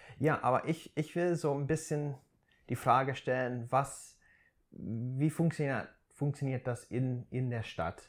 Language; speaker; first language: German; non-native, fluent; English